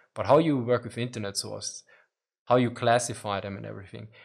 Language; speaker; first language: English; non-native, fluent; German